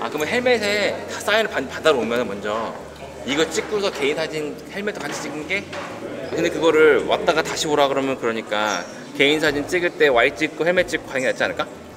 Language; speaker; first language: Korean; native; Korean